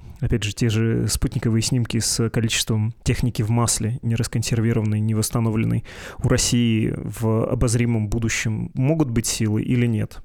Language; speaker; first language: Russian; native; Russian